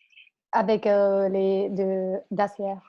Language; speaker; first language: French; non-native, fluent; Spanish